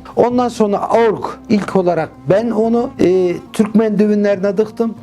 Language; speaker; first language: Turkish; early bilingual, heritage; Turkish